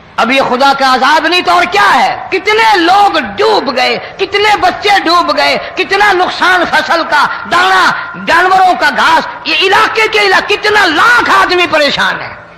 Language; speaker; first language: Urdu; non-native, local second language; Saraiki